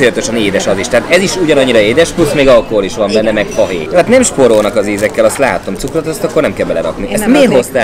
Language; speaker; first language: Hungarian; native; Hungarian